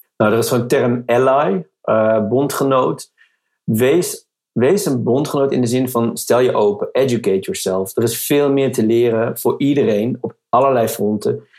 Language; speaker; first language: Dutch; native; Dutch